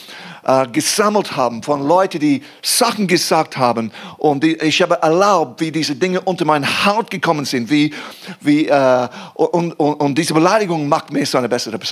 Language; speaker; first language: German; non-native, fluent; English